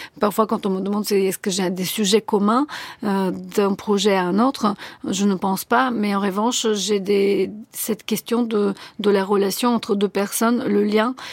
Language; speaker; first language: French; non-native, fluent; Bulgarian